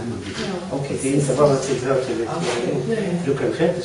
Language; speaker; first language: Swedish; non-native, learner; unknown